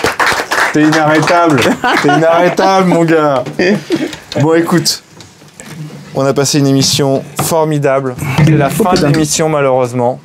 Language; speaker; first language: French; native; French